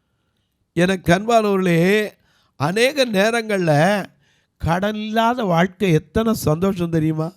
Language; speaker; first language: Tamil; native; Tamil